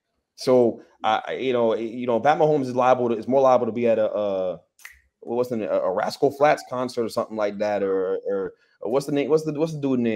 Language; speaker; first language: English; native; English